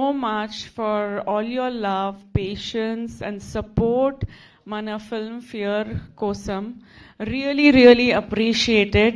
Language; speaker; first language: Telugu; non-native, local second language; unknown